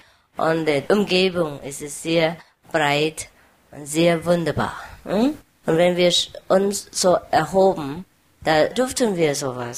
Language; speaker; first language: German; non-native, learner; Vietnamese